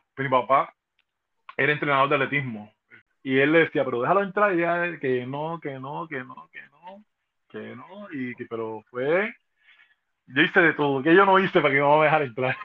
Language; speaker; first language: Spanish; native; Spanish